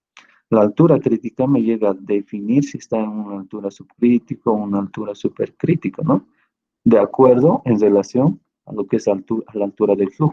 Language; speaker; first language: Spanish; native; Spanish